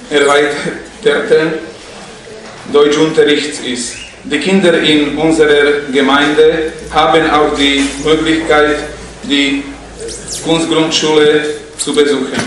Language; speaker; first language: German; non-native, fluent; Slovak